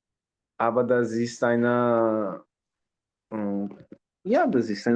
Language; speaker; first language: German; non-native, learner; Portuguese